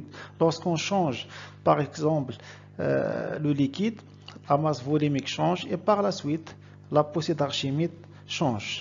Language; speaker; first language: French; non-native, local second language; Arabic